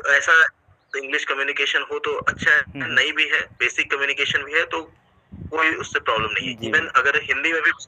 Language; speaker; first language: Hindi; native; Hindi